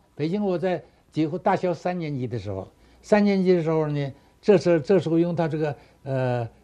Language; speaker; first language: Chinese; native; Chinese